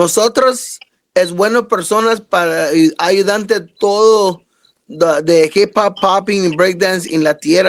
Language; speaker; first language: Spanish; non-native, learner; English